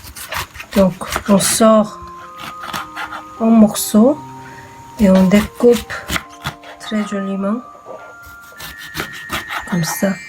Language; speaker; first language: French; non-native, fluent; Korean